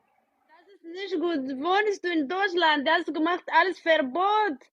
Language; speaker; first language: German; non-native, learner; Oromo